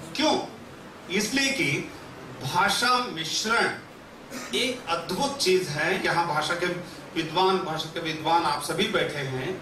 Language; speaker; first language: Hindi; non-native, local second language; Kannada